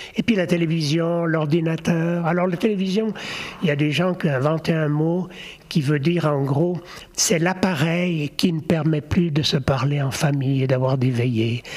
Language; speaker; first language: French; native; French